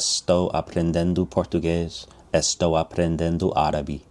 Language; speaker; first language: Portuguese; non-native, fluent; English